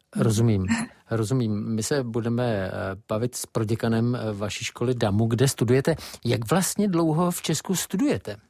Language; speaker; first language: Czech; native; Czech